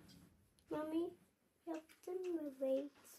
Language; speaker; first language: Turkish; early bilingual, heritage; Turkish